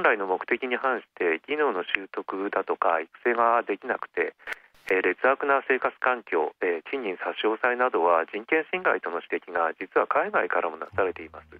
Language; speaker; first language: Japanese; native; Japanese